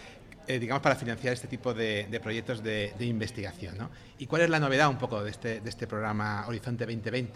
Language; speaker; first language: Spanish; native; Spanish